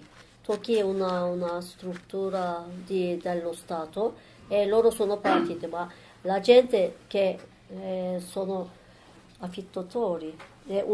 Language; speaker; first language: Italian; non-native, learner; Turkish